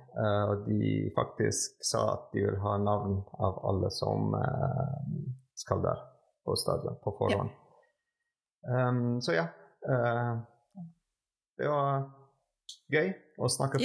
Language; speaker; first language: Norwegian; non-native, fluent; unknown